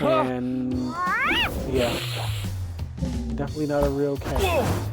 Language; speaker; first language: English; native; English